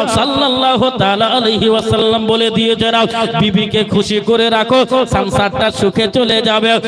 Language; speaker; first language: Bangla; non-native, fluent; Urdu